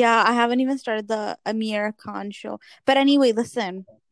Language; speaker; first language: English; non-native, local second language; Hindi